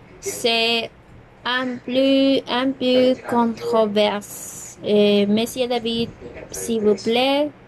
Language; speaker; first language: French; non-native, learner; Spanish